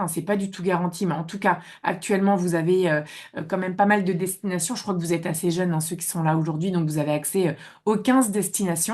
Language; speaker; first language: French; native; French